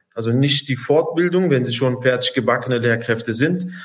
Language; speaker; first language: German; native; German